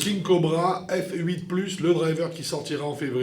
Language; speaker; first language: French; native; French